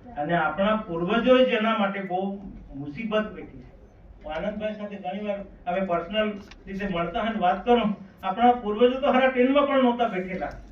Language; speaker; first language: Gujarati; non-native, local second language; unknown